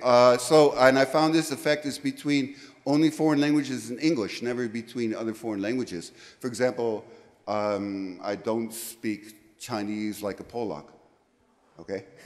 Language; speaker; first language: English; native; English